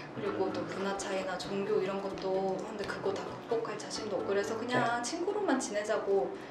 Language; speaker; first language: Korean; native; Korean